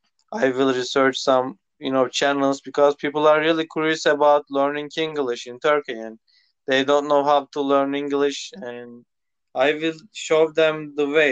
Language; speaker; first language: English; non-native, local second language; Turkish